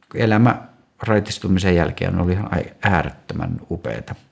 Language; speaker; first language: Finnish; native; Finnish